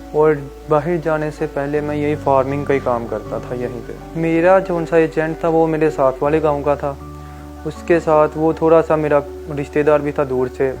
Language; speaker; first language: Urdu; non-native, local second language; Punjabi